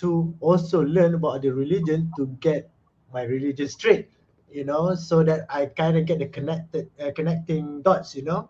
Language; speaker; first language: English; non-native, local second language; Malay